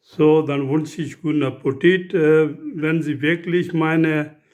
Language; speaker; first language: German; non-native, learner; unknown